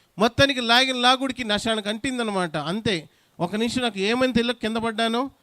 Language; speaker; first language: Telugu; non-native, local second language; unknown